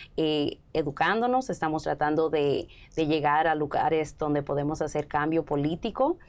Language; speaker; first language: Spanish; early bilingual, heritage; Spanish